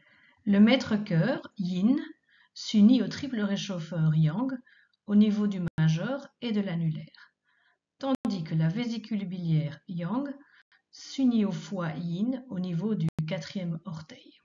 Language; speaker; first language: French; native; French